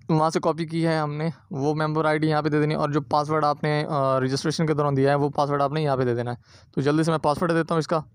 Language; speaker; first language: Urdu; non-native, local second language; Punjabi